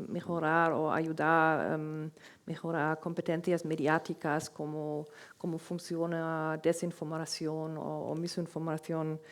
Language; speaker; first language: Spanish; non-native, fluent; German